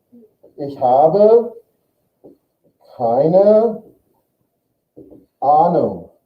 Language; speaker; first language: German; non-native, fluent; English